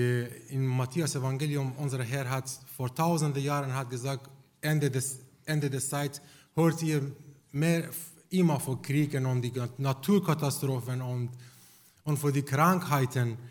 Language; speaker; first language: German; non-native, fluent; Persian